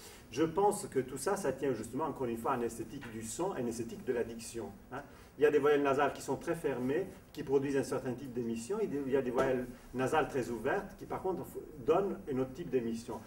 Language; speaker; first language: French; non-native, fluent; Italian